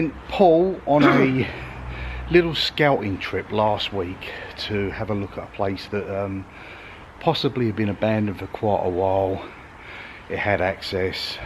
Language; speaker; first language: English; native; English